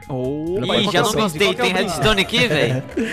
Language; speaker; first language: Portuguese; native; Portuguese